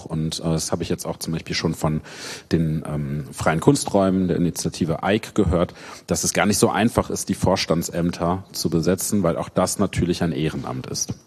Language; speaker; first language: German; native; German